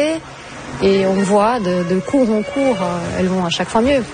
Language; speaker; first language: French; native; French